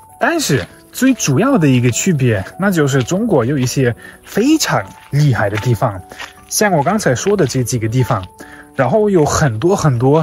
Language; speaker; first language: Chinese; non-native, fluent; German